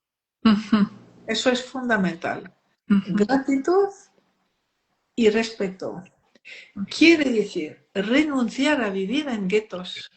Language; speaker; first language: Spanish; non-native, fluent; French